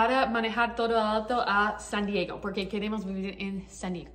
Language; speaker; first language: Spanish; non-native, learner; English